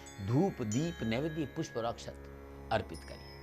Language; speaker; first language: Hindi; native; Hindi